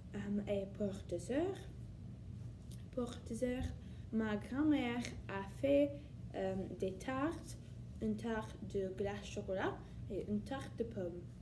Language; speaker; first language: French; non-native, learner; English